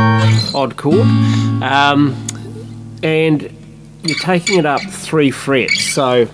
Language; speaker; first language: English; native; English